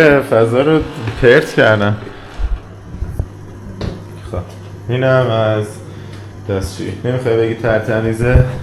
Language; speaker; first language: Persian; native; Persian